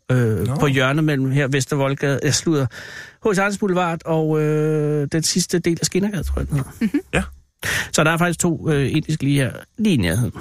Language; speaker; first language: Danish; native; Danish